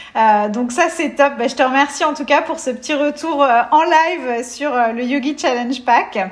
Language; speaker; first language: French; native; French